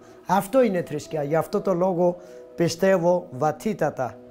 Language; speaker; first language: Greek; non-native, fluent; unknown